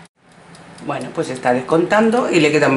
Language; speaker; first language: Spanish; native; Spanish